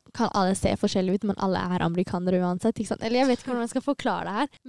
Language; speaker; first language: Norwegian; early bilingual, other home language; Tigrinya